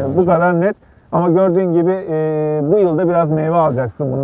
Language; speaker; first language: Turkish; native; Turkish